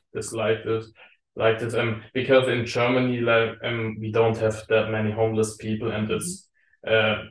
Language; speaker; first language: English; non-native, learner; German